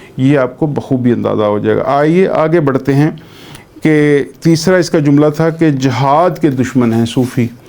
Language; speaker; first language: Urdu; non-native, local second language; Punjabi